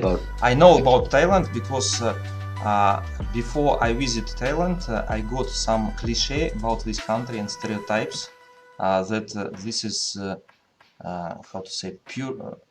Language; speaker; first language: English; non-native, learner; Russian